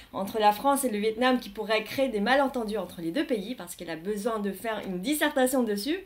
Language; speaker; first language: French; non-native, fluent; Vietnamese